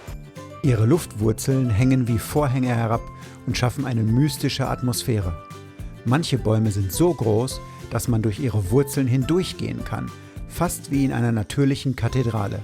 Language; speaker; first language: German; native; German